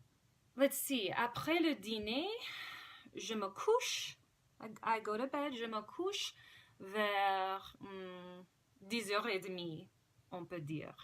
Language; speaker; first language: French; non-native, fluent; English